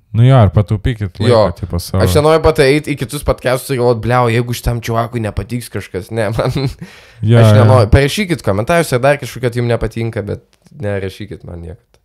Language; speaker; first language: Lithuanian; non-native, local second language; Russian